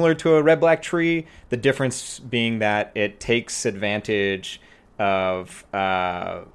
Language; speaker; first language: English; native; English